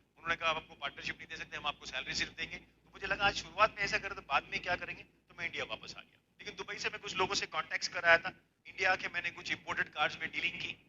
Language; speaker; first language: Hindi; native; Hindi